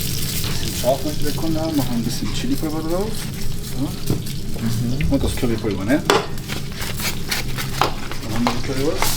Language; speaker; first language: German; native; German